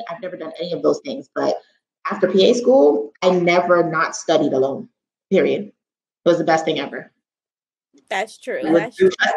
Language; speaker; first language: English; native; English